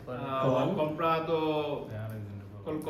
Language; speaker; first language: Italian; non-native, learner; Bangla